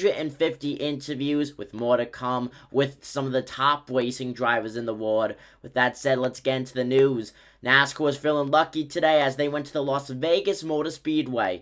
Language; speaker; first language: English; native; English